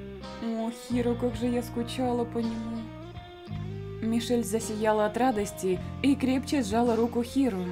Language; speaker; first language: Russian; native; Russian